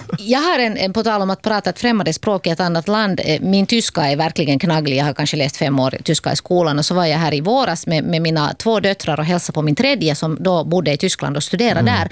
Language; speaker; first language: Swedish; native; Swedish